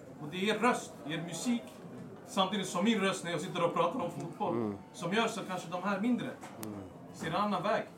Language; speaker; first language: Swedish; early bilingual, other home language; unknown